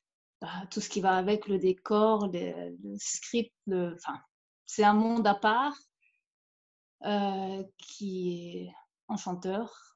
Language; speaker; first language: French; non-native, fluent; German